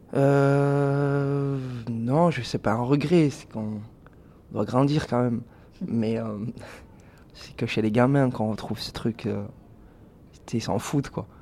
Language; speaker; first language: French; native; French